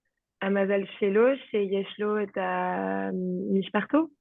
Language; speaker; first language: Hebrew; non-native, learner; French